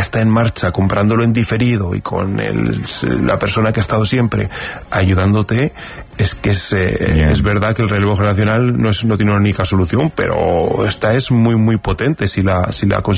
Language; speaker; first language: Spanish; native; Spanish